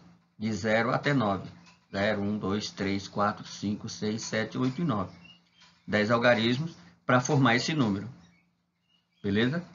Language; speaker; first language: Portuguese; native; Portuguese